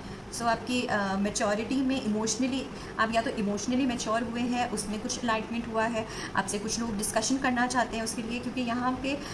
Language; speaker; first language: Hindi; native; Hindi